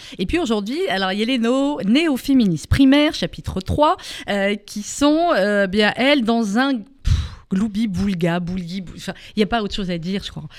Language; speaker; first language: French; native; French